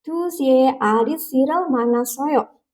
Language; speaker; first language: Korean; non-native, fluent; Indonesian